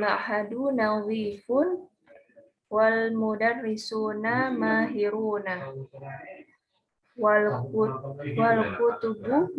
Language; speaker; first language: Arabic; non-native, learner; Indonesian